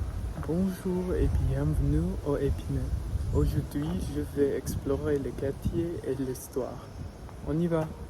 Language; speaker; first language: French; non-native, learner; English